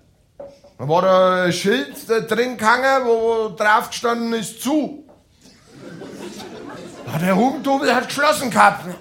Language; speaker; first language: German; native; German